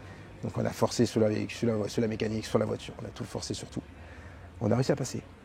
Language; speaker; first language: French; native; French